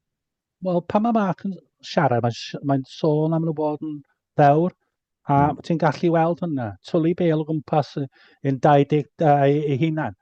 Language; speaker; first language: Welsh; non-native, fluent; English